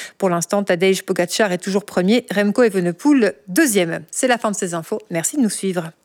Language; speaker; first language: French; native; French